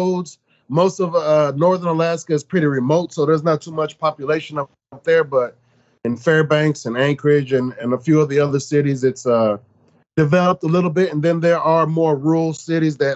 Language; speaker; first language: English; native; English